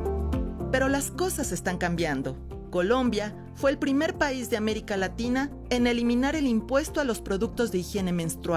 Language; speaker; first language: Spanish; native; Spanish